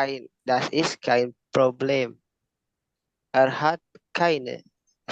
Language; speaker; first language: German; non-native, learner; Indonesian